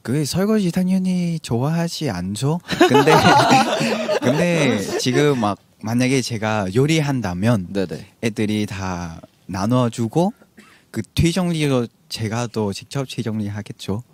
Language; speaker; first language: Korean; non-native, fluent; Vietnamese